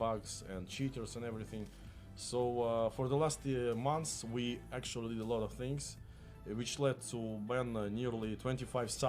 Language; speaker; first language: English; non-native, fluent; Russian